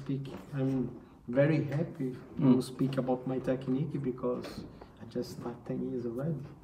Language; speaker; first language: English; non-native, learner; Portuguese